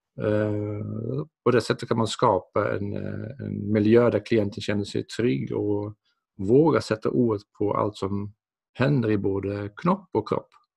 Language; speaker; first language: Swedish; non-native, fluent; Dutch